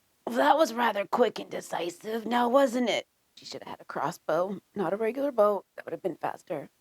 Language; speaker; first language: English; native; English